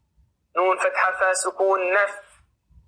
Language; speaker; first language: Arabic; non-native, fluent; Oromo